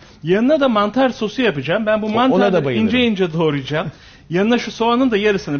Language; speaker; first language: Turkish; native; Turkish